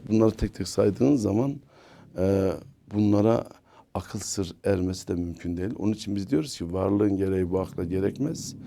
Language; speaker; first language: Turkish; native; Turkish